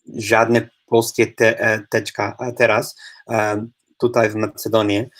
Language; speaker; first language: Polish; non-native, fluent; English